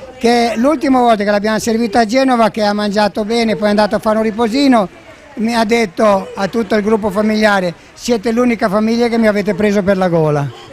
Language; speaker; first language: Italian; native; Italian